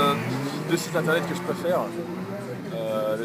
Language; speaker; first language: French; native; French